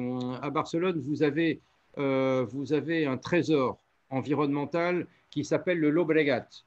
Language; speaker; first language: French; native; French